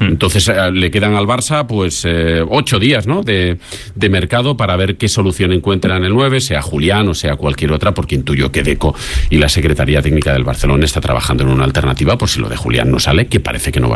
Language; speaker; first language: Spanish; native; Spanish